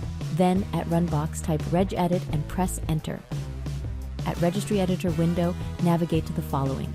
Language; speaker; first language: English; non-native, local second language; Filipino